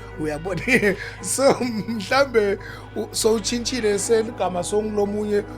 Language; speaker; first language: Zulu; non-native, local second language; Swati